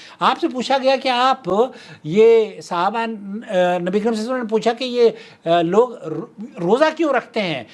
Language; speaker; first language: Urdu; native; Urdu